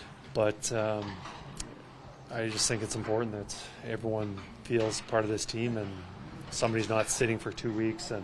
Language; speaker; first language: English; native; English